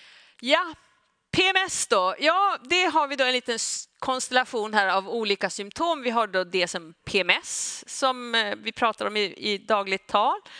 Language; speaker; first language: Swedish; native; Swedish